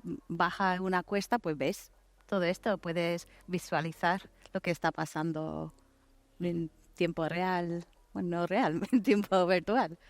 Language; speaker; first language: Spanish; non-native, fluent; English